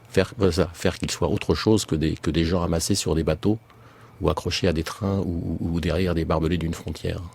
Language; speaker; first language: French; native; French